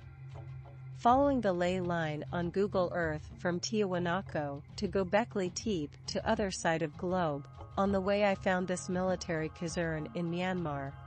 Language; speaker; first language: English; non-native, fluent; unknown